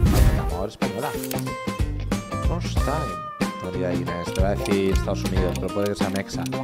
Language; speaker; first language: Spanish; native; Spanish